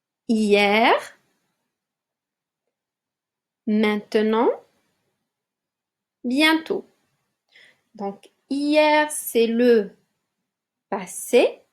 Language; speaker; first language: French; non-native, local second language; Arabic